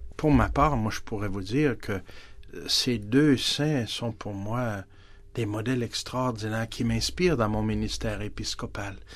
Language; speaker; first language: French; native; French